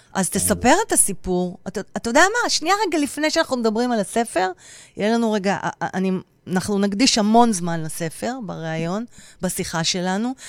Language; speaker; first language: Hebrew; native; Hebrew